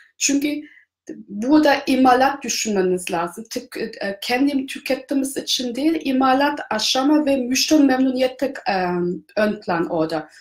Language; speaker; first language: Turkish; non-native, fluent; German